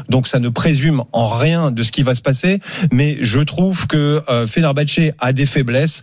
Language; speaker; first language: French; native; French